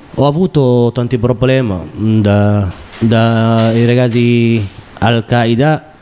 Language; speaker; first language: Italian; non-native, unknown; Somali